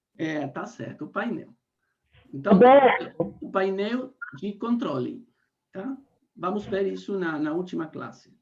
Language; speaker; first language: Portuguese; non-native, fluent; Spanish